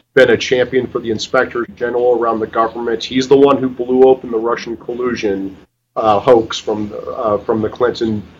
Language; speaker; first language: English; native; English